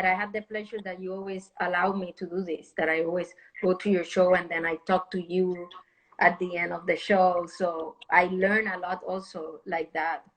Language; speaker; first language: English; non-native, fluent; Spanish